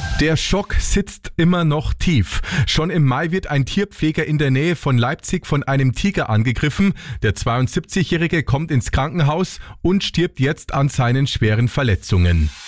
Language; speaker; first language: German; native; German